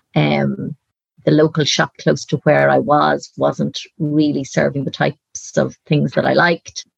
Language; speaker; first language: English; native; English